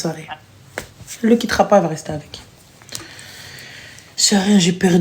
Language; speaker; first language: French; early bilingual, other home language; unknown